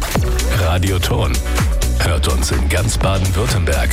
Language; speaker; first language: German; native; German